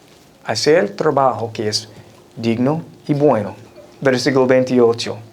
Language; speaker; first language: Spanish; non-native, fluent; English